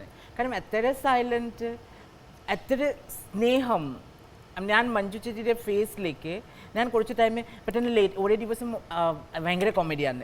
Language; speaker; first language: Malayalam; non-native, learner; Assamese